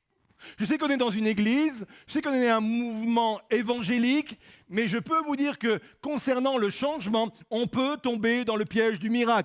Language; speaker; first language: French; native; French